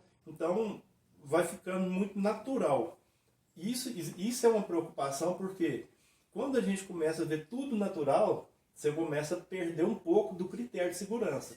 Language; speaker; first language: Portuguese; native; Portuguese